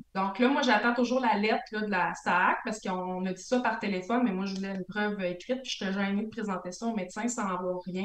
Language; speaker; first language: French; native; French